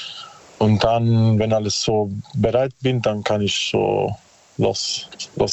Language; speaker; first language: German; non-native, learner; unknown